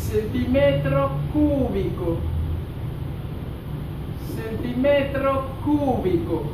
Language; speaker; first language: Spanish; non-native, fluent; Haitian Creole